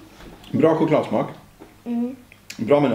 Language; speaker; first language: Swedish; native; Swedish